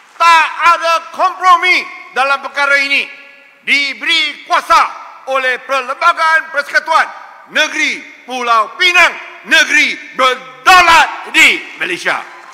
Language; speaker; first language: Malay; non-native, local second language; Chinese